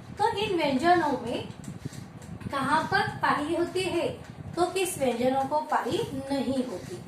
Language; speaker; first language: Hindi; non-native, local second language; Marathi